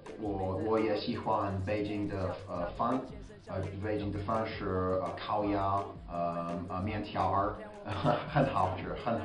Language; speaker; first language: Chinese; non-native, learner; English